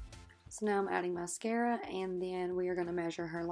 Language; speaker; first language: English; native; English